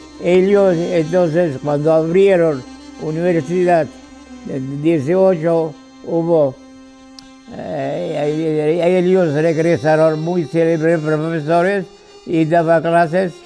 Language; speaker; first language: Spanish; non-native, fluent; Georgian